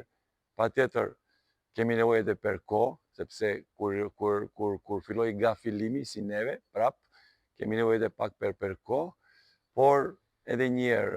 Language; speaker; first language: Albanian; non-native, learner; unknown